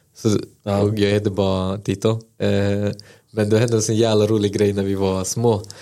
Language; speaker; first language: Swedish; early bilingual, other home language; Spanish